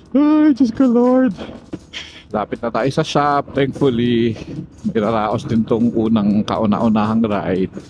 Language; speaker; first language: Filipino; native; Filipino